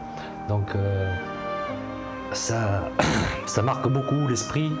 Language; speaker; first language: French; early bilingual, other home language; Korean